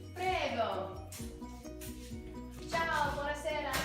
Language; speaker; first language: Italian; non-native, learner; English